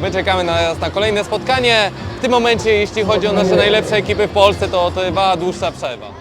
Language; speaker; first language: Polish; native; Polish